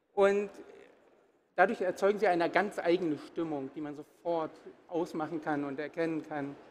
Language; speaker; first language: German; native; German